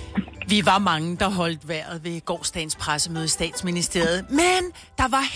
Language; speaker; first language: Danish; native; Danish